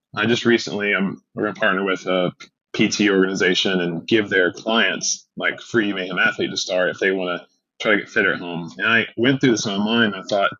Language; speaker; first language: English; native; English